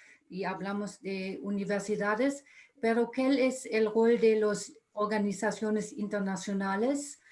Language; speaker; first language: Spanish; non-native, fluent; German